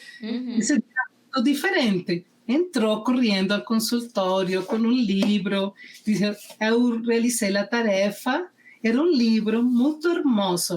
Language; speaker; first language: Portuguese; non-native, fluent; Spanish